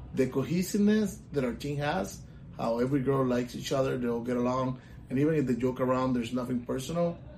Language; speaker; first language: English; non-native, local second language; Spanish